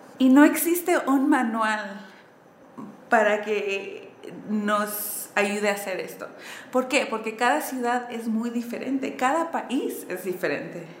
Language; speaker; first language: Spanish; early bilingual, heritage; Spanish